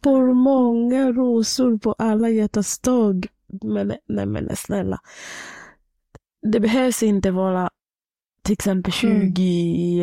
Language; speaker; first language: Swedish; non-native, fluent; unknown